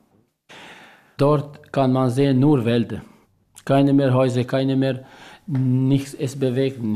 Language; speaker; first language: German; non-native, learner; Albanian